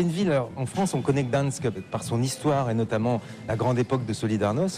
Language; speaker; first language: French; native; French